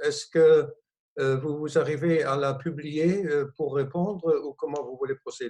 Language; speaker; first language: French; non-native, local second language; Luxembourgish